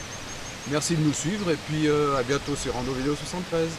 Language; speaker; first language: French; native; French